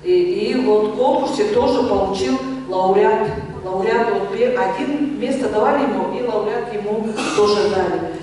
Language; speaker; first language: Russian; non-native, local second language; Tuvinian